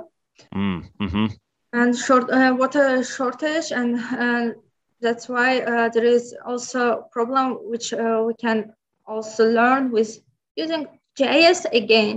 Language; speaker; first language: English; non-native, learner; Azerbaijani